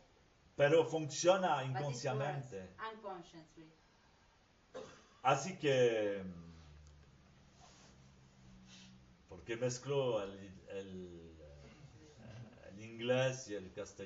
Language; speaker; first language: Spanish; non-native, fluent; French